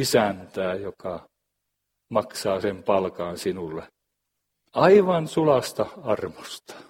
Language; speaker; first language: Finnish; native; Finnish